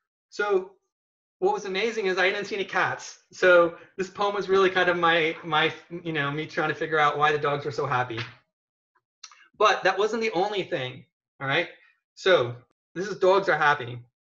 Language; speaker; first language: English; native; English